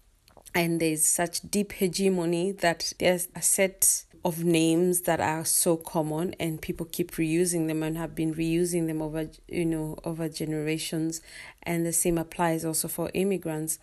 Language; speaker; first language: English; non-native, local second language; Kikuyu